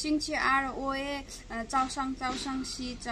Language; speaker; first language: Chinese; non-native, learner; Nepali